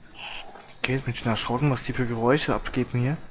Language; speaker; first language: German; native; German